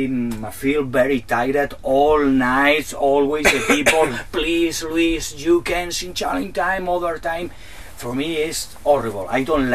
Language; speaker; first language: English; non-native, learner; Spanish